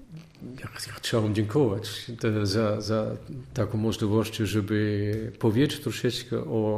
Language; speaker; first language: Polish; non-native, learner; Dutch